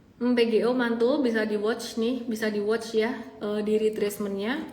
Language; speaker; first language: Indonesian; native; Indonesian